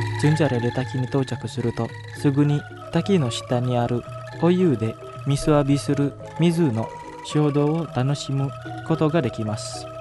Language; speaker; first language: Japanese; non-native, fluent; Indonesian